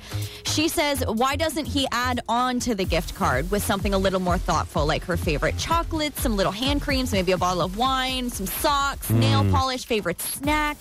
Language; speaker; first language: English; native; English